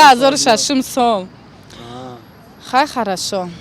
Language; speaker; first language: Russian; non-native, local second language; Tajik